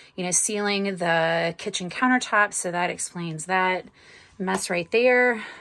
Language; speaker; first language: English; native; English